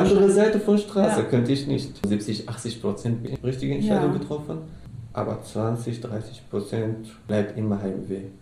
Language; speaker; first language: German; non-native, learner; Arabic